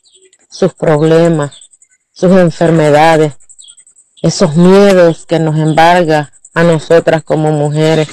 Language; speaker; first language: Spanish; native; Spanish